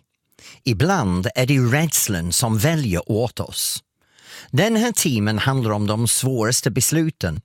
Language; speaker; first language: Swedish; non-native, fluent; English